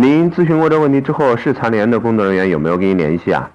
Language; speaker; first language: Chinese; native; Chinese